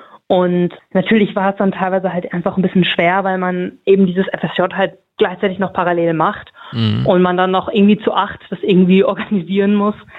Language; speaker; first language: German; native; German